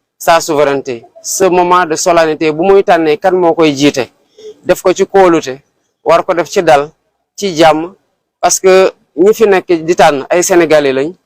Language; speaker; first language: Wolof; non-native, local second language; Serer